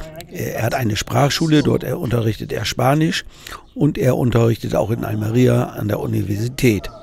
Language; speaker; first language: German; native; German